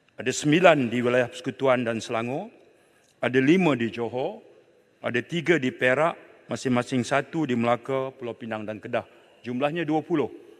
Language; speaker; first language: Malay; native; Malay